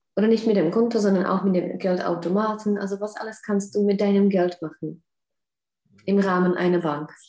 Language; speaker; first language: German; non-native, fluent; Czech